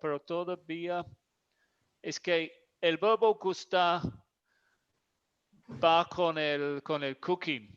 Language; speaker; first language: Spanish; non-native, fluent; English